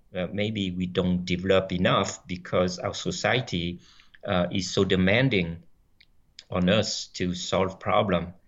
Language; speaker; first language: English; non-native, fluent; French